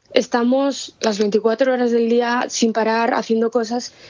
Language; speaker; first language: Spanish; native; Spanish